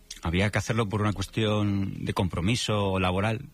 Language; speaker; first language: Spanish; native; Spanish